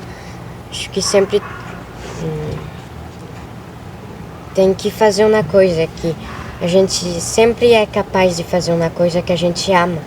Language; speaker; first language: Portuguese; early bilingual, other home language; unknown